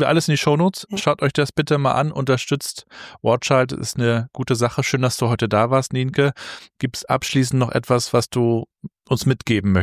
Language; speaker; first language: German; native; German